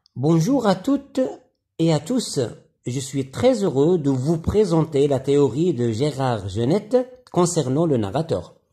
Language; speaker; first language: French; non-native, local second language; Arabic